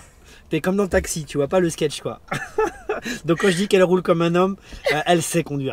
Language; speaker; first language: French; native; French